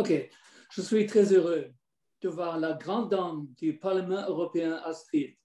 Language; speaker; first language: French; non-native, learner; German